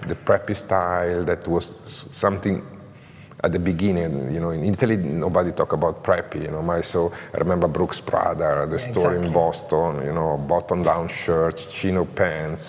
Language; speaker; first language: English; non-native, learner; Italian